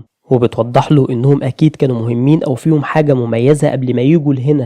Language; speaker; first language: Arabic; native; Arabic